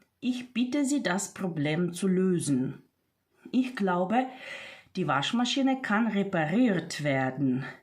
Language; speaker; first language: German; non-native, fluent; Ukrainian